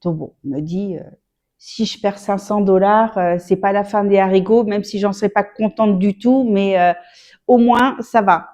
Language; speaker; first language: French; native; French